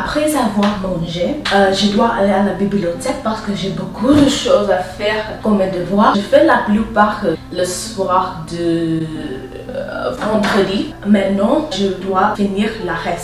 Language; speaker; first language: French; non-native, learner; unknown